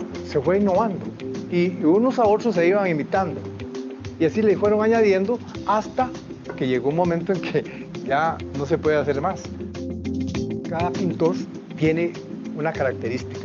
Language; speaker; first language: Spanish; native; Spanish